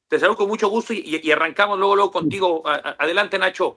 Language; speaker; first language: Spanish; native; Spanish